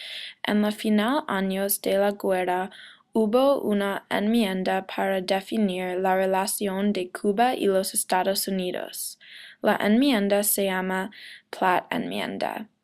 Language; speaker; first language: Spanish; non-native, learner; English